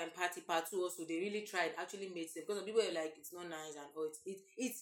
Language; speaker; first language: English; non-native, local second language; Igbo